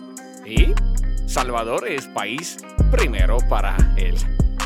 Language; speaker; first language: Spanish; non-native, learner; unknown